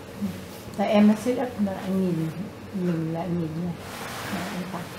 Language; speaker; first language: Vietnamese; native; Vietnamese